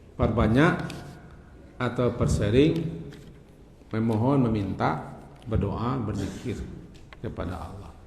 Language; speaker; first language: Malay; non-native, local second language; Minangkabau